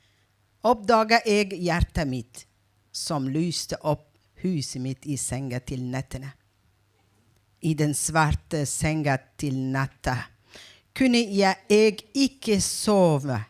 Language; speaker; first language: Norwegian; non-native, fluent; Persian